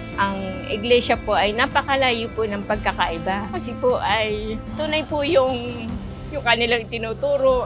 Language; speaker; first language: Filipino; native; Filipino